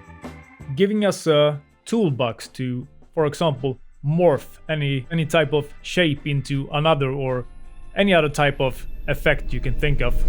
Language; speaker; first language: English; non-native, fluent; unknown